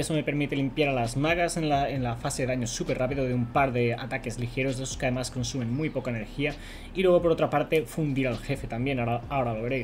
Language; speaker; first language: Spanish; native; Spanish